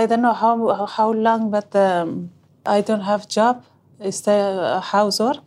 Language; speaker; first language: English; non-native, learner; Hazaragi